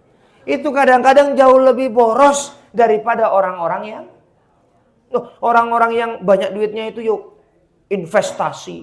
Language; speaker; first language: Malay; non-native, local second language; Javanese